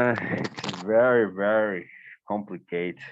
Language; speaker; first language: English; non-native, learner; Portuguese